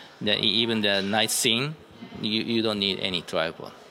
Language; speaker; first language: English; non-native, learner; Japanese